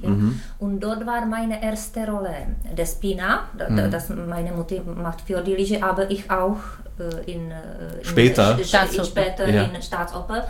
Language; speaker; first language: German; non-native, learner; Czech